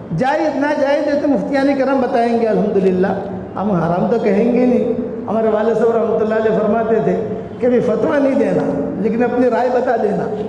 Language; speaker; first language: Urdu; non-native, local second language; Gujarati